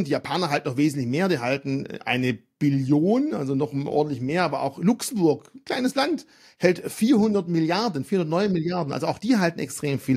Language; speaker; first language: German; native; German